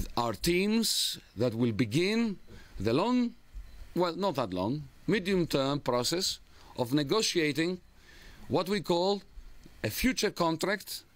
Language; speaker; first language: English; non-native, fluent; Greek